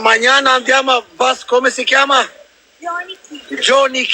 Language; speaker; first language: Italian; non-native, learner; Albanian